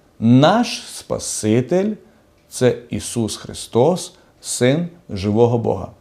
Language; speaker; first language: Ukrainian; native; Ukrainian